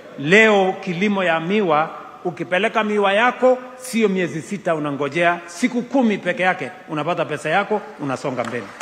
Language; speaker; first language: Swahili; non-native, local second language; Kalenjin